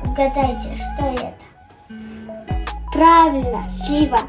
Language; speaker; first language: Russian; non-native, local second language; Kyrgyz